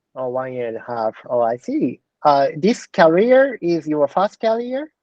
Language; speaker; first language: English; non-native, learner; Japanese